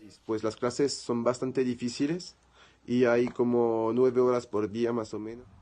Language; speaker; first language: Spanish; non-native, learner; French